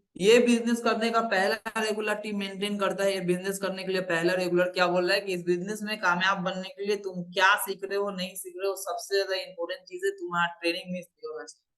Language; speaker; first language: Hindi; non-native, local second language; Bangla